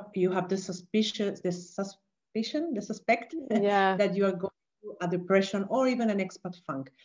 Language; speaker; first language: English; non-native, fluent; Spanish